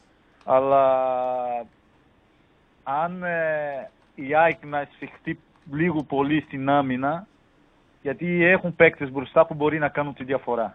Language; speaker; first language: Greek; non-native, fluent; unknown